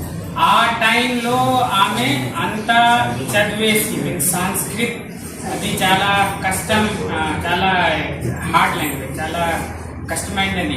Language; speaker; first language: Telugu; non-native, learner; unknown